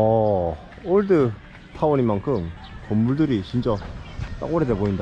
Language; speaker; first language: Korean; native; Korean